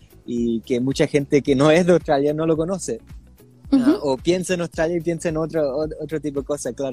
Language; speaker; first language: Spanish; early bilingual, heritage; Spanish